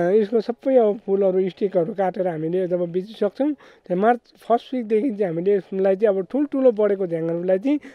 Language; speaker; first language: Nepali; native; Nepali